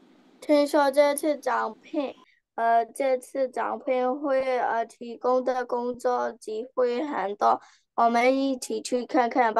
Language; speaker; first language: Chinese; non-native, learner; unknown